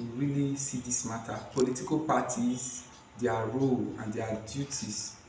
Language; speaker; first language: Nigerian Pidgin; native; Nigerian Pidgin